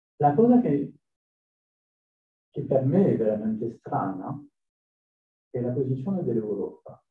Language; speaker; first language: Italian; non-native, learner; French